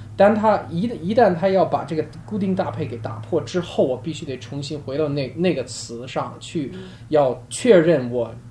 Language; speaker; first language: Chinese; non-native, fluent; English